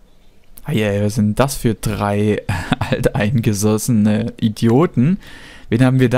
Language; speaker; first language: German; native; German